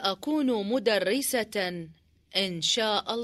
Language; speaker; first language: Arabic; non-native, learner; Urdu